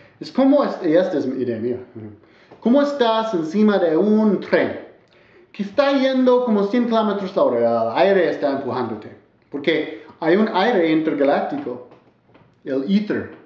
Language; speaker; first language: Spanish; non-native, learner; English